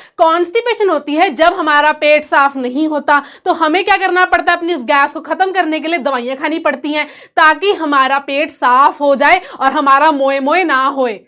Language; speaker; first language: Hindi; native; Hindi